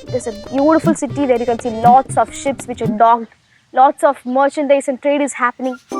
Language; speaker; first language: English; non-native, local second language; Malayalam